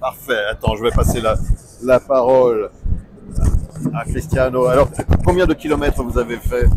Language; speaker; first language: French; native; French